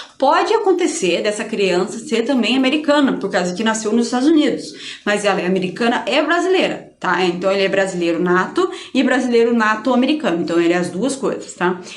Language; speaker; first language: Portuguese; native; Portuguese